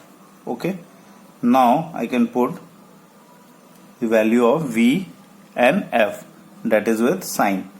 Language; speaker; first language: English; non-native, local second language; Hindi